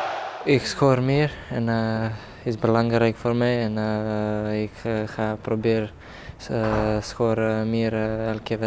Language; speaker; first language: Dutch; non-native, learner; Serbian